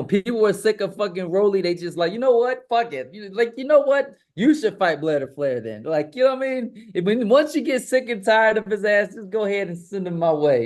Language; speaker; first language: English; native; English